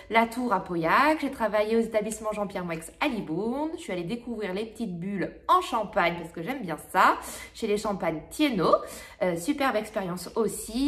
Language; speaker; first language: French; native; French